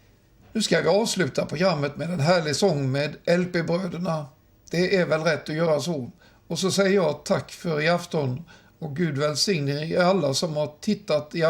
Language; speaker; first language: Swedish; native; Swedish